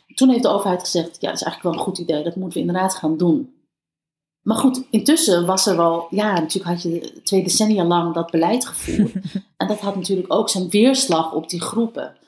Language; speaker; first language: Dutch; early bilingual, other home language; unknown